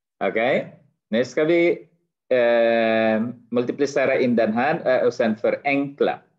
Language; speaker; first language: Swedish; non-native, fluent; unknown